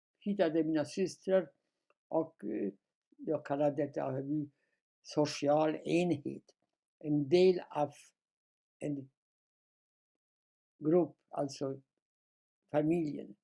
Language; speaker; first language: Swedish; non-native, fluent; Polish